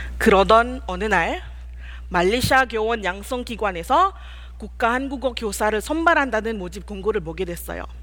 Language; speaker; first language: Korean; non-native, fluent; Malay